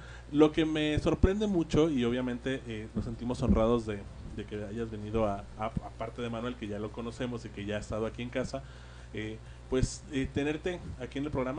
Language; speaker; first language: Spanish; native; Spanish